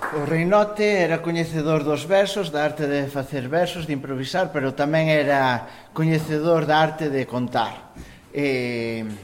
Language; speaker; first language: Galician; native; Galician